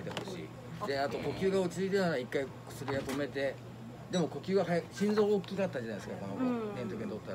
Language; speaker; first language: Japanese; native; Japanese